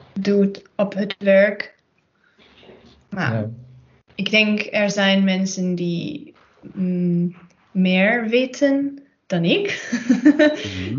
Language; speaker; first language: Dutch; non-native, learner; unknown